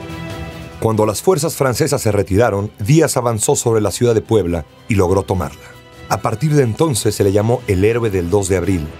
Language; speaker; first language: Spanish; native; Spanish